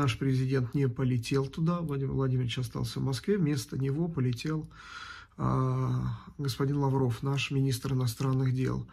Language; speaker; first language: Russian; native; Russian